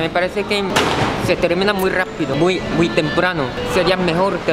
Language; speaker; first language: Spanish; non-native, fluent; Korean